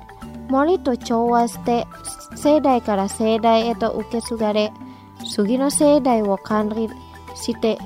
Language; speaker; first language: Japanese; non-native, fluent; Indonesian